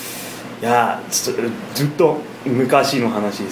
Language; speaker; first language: Japanese; non-native, fluent; English